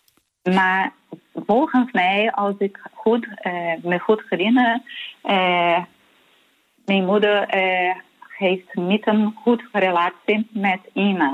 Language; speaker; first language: Dutch; early bilingual, heritage; Portuguese